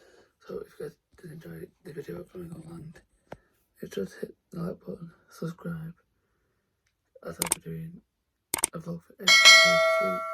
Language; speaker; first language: English; native; English